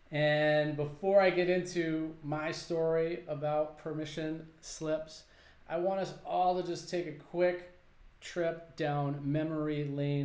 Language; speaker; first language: English; native; English